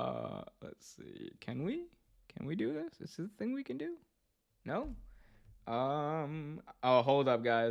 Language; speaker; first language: English; native; English